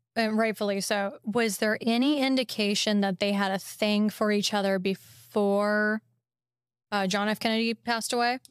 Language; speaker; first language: English; native; English